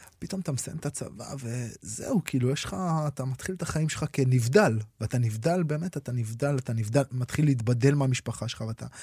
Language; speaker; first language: Hebrew; native; Hebrew